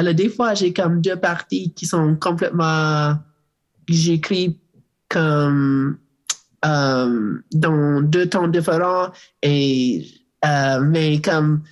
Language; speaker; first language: French; non-native, learner; English